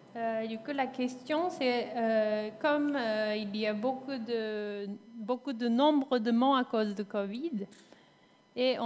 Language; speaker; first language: French; non-native, fluent; Japanese